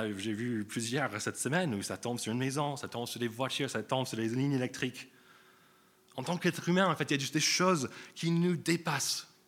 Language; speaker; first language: French; non-native, fluent; English